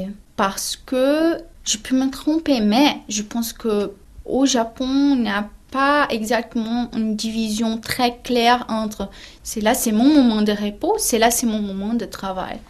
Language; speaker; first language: French; non-native, fluent; Portuguese